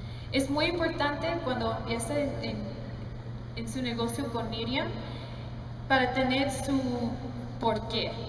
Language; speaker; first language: Spanish; non-native, learner; English